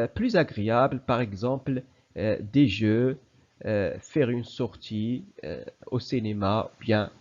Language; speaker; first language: French; non-native, local second language; Arabic